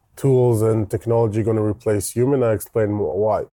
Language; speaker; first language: English; non-native, fluent; Hebrew